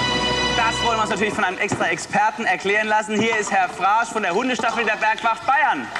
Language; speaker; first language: German; native; German